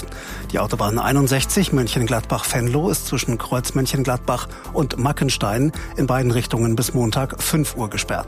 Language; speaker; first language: German; native; German